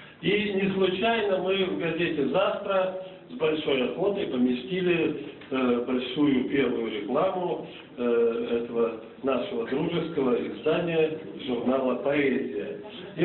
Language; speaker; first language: Russian; native; Russian